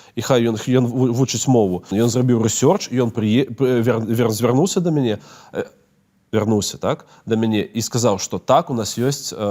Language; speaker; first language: Belarusian; non-native, local second language; Russian